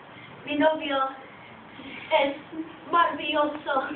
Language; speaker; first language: Spanish; non-native, learner; English